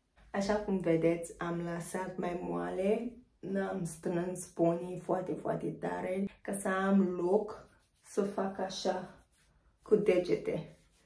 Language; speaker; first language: Romanian; non-native, fluent; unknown